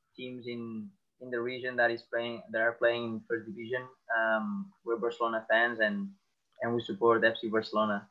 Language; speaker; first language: English; non-native, fluent; Catalan